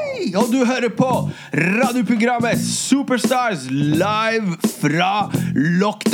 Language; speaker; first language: Norwegian; native; Norwegian